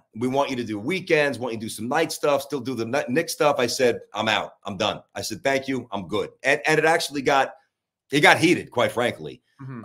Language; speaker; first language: English; native; English